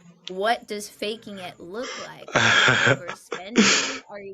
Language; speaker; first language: English; native; English